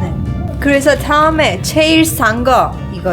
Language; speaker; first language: Korean; non-native, learner; Persian